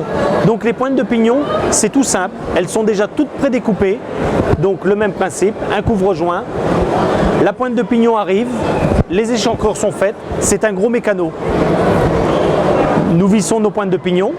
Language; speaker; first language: French; native; French